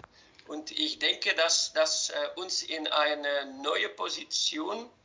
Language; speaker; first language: German; non-native, fluent; Dutch